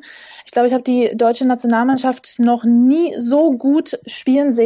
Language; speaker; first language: German; native; German